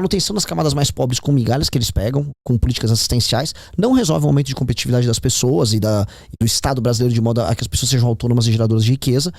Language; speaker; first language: Portuguese; native; Portuguese